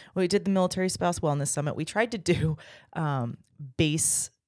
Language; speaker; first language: English; native; English